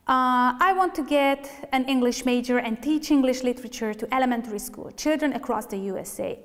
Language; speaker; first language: English; non-native, fluent; Hungarian